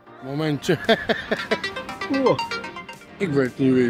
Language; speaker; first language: Dutch; non-native, learner; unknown